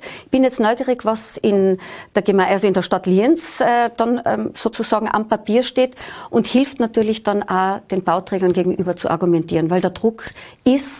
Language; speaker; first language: German; native; German